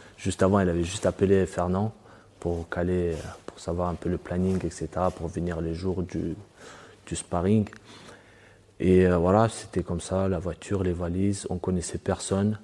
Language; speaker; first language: French; early bilingual, other home language; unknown